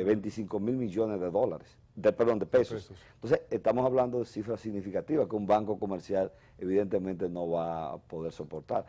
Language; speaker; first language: Spanish; native; Spanish